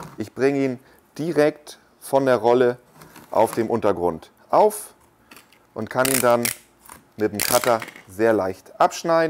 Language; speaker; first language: German; native; German